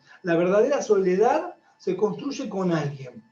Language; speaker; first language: Spanish; native; Spanish